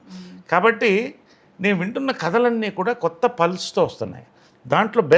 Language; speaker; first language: Telugu; native; Telugu